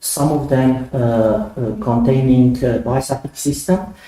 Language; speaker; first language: English; non-native, fluent; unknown